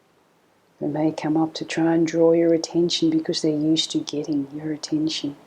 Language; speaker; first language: English; native; English